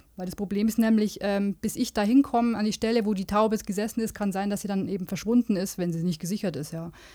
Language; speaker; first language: German; native; German